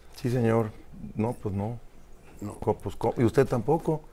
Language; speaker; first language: Spanish; native; Spanish